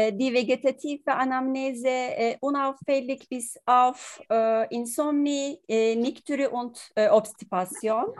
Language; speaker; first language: German; non-native, learner; Turkish